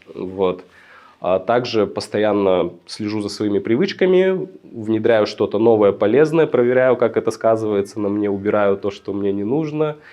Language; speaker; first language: Russian; native; Russian